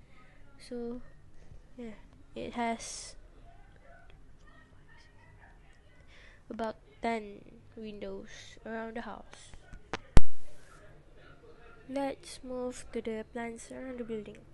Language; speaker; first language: English; non-native, local second language; Malay